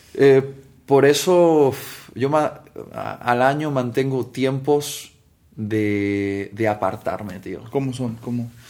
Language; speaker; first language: Spanish; native; Spanish